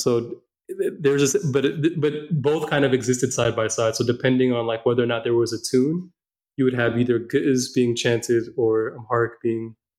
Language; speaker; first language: English; non-native, local second language; Amharic